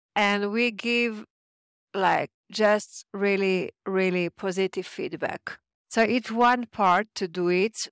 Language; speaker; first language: English; non-native, fluent; French